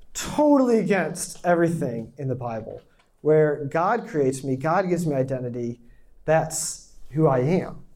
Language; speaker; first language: English; native; English